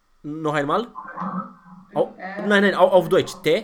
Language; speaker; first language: German; non-native, fluent; Romanian